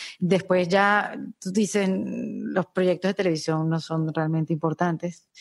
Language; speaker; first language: Spanish; native; Spanish